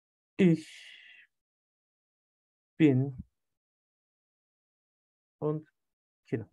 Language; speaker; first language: German; non-native, fluent; Turkish